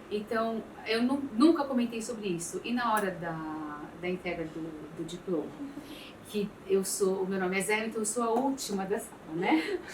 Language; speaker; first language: Portuguese; early bilingual, other home language; Arabic